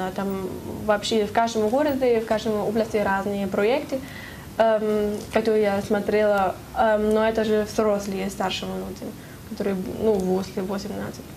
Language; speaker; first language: Russian; non-native, learner; German